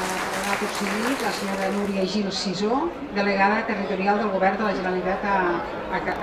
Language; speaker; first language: Catalan; native; Catalan